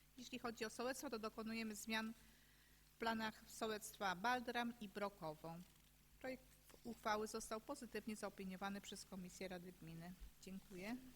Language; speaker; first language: Polish; native; Polish